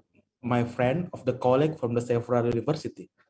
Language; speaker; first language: English; non-native, fluent; Indonesian